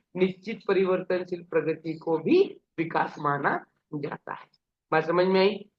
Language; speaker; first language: Hindi; non-native, local second language; Marathi